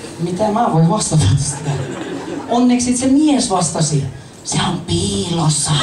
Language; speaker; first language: Finnish; non-native, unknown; English